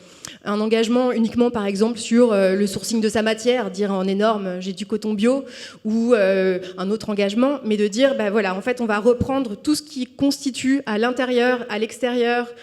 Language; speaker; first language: French; native; French